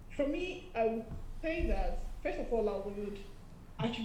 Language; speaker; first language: English; non-native, local second language; Igbo